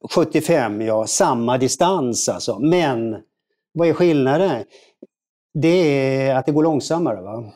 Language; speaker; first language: Swedish; native; Swedish